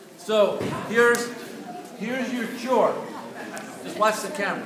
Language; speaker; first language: English; native; English